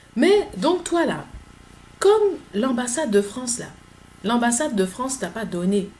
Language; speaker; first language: French; native; French